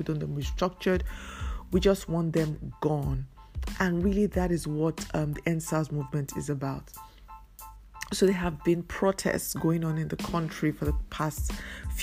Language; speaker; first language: English; non-native, local second language; Yoruba